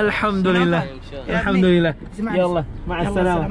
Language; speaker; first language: Arabic; non-native, learner; Filipino